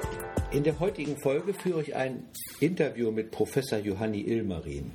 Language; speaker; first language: German; native; German